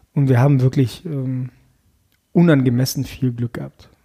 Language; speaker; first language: German; early bilingual, other home language; Russian